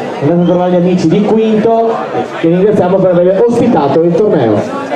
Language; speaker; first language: Italian; native; Italian